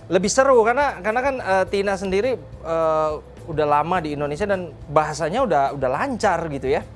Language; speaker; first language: Indonesian; native; Indonesian